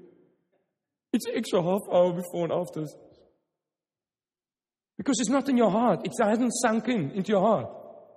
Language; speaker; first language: English; non-native, local second language; Afrikaans